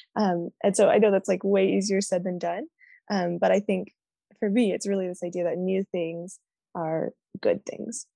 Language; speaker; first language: English; native; English